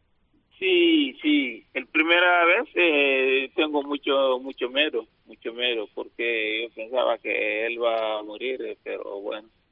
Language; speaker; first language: Spanish; non-native, learner; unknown